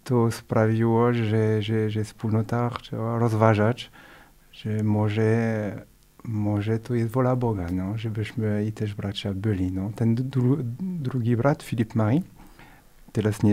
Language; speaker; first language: Polish; non-native, fluent; French